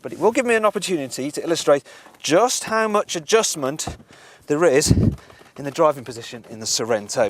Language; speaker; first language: English; native; English